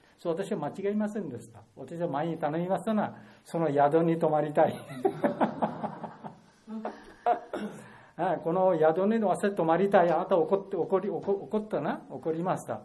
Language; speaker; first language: Japanese; non-native, learner; Bangla